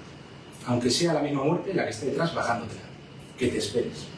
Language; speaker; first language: Spanish; native; Spanish